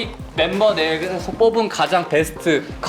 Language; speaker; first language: Korean; native; Korean